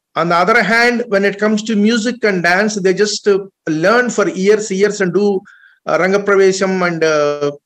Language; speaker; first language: English; non-native, local second language; Telugu